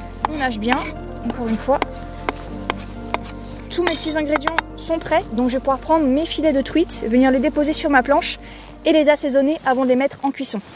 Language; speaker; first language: French; native; French